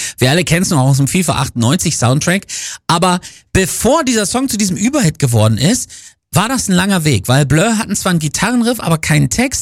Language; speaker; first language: German; native; German